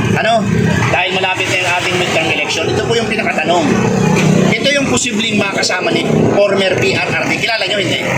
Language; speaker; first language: Filipino; non-native, local second language; Bikol